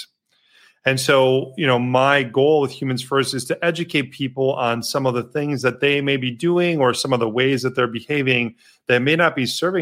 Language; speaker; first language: English; native; English